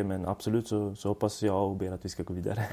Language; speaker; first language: Swedish; early bilingual, other home language; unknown